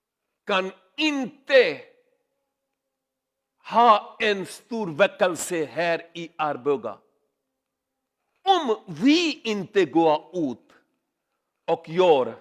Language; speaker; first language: Swedish; non-native, learner; Urdu